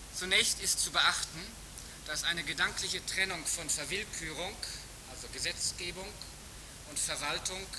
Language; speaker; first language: German; native; German